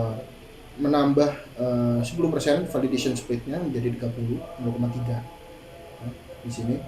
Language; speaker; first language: Indonesian; native; Indonesian